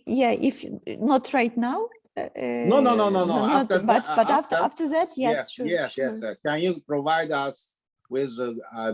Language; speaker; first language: English; non-native, learner; Japanese